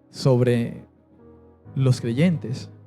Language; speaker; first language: Spanish; native; Spanish